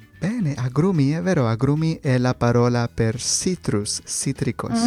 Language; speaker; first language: Italian; non-native, learner; Spanish